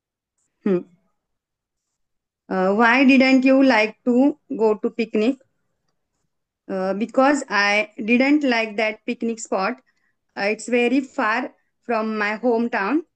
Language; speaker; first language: English; non-native, learner; Marathi